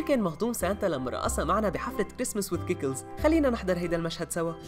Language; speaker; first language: Arabic; native; Arabic